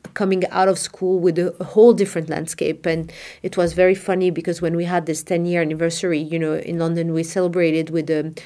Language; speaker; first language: English; non-native, fluent; Arabic